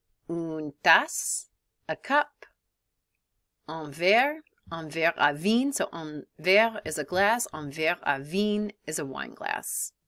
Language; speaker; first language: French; non-native, fluent; English